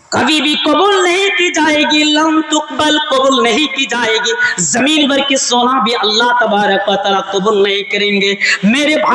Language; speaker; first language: Urdu; non-native, local second language; Bangla